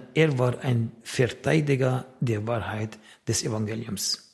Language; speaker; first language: German; non-native, fluent; Arabic